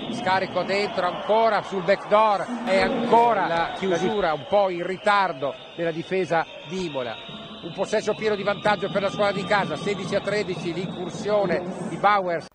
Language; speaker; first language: Italian; native; Italian